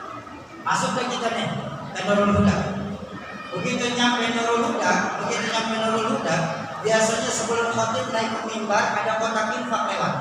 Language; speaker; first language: Indonesian; native; Indonesian